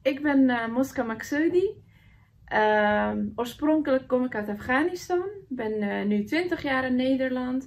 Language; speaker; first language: Dutch; non-native, fluent; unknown